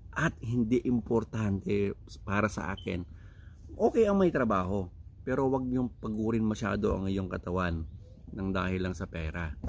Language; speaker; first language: Filipino; non-native, local second language; Iloko